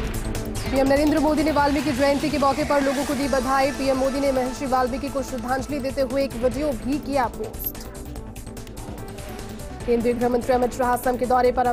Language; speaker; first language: Hindi; native; Hindi